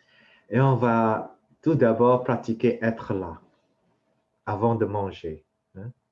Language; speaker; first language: French; non-native, fluent; Vietnamese